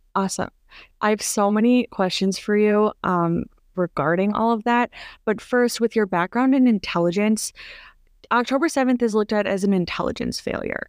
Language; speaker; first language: English; native; English